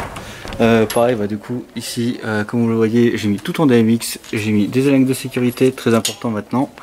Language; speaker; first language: French; native; French